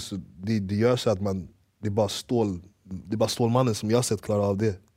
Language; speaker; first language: Swedish; early bilingual, other home language; English